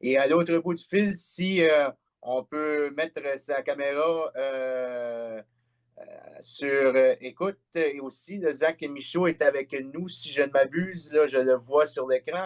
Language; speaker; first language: French; native; French